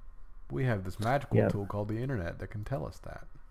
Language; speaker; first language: English; native; English